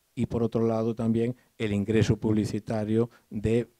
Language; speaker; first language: Spanish; native; Spanish